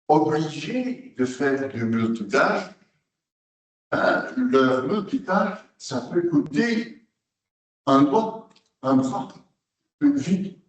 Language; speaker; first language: French; non-native, local second language; Dutch